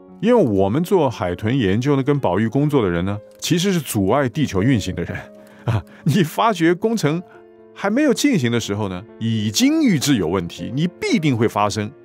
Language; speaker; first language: Chinese; non-native, local second language; Cantonese